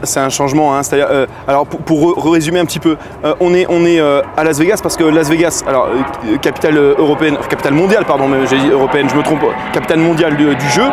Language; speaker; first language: French; native; French